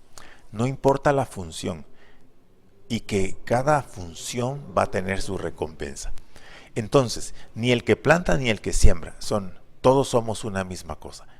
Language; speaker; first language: Spanish; native; Spanish